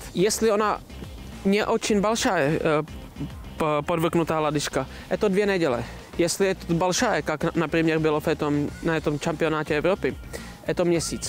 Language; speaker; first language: Russian; non-native, learner; Czech